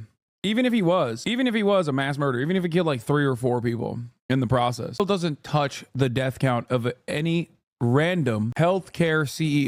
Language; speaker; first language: English; native; English